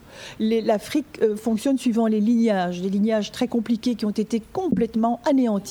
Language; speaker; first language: French; native; French